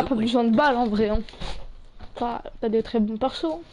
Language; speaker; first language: French; native; French